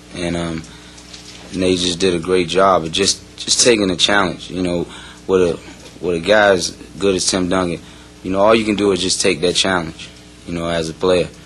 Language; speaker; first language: English; native; English